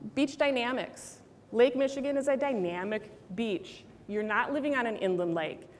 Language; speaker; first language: English; native; English